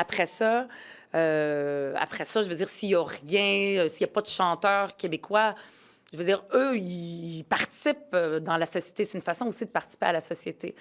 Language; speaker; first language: French; early bilingual, other home language; Arabic